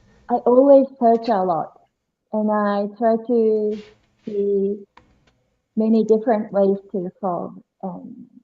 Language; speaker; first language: English; non-native, learner; Japanese